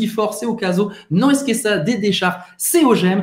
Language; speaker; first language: Portuguese; non-native, fluent; French